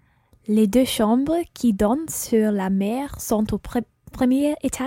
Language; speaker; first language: French; non-native, learner; English